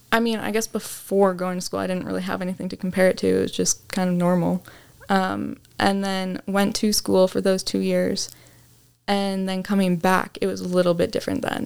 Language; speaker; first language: English; native; English